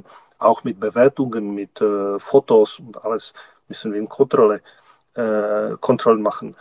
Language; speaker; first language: German; non-native, learner; Czech